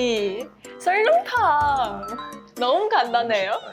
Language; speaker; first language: Korean; non-native, fluent; Chinese